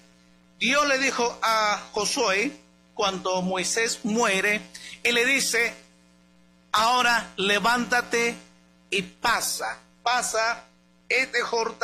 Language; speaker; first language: Spanish; native; Spanish